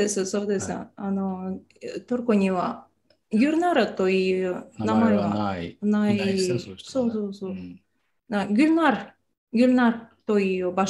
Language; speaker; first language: Japanese; non-native, fluent; Tatar